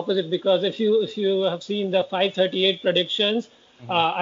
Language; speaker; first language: English; non-native, local second language; Hindi